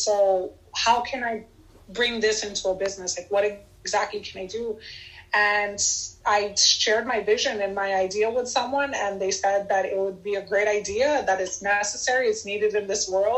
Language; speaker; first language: English; native; English